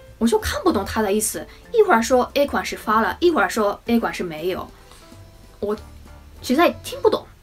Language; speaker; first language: Chinese; non-native, fluent; Japanese